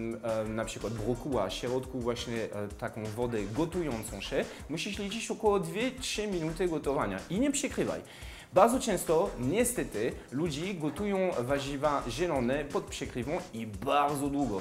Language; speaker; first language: Polish; non-native, fluent; French